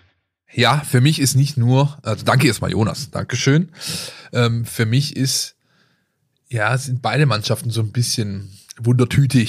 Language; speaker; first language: German; native; German